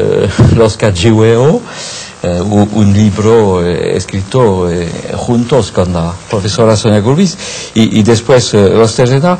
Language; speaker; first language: Spanish; non-native, fluent; French